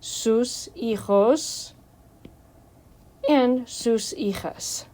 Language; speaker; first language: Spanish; non-native, fluent; English